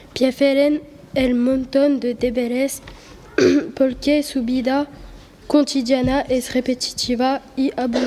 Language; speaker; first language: Spanish; non-native, learner; French